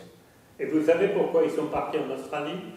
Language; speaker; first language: French; native; French